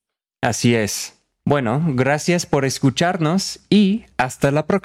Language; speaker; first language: Spanish; non-native, fluent; English